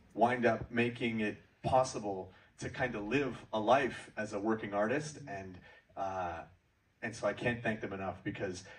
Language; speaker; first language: English; native; English